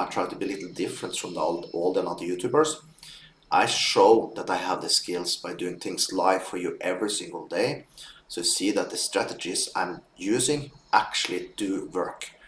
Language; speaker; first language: English; non-native, fluent; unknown